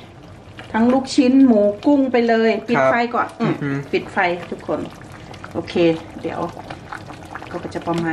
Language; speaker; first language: Thai; native; Thai